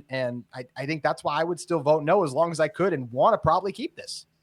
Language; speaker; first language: English; native; English